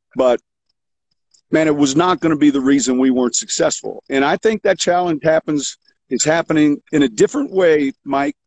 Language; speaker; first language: English; native; English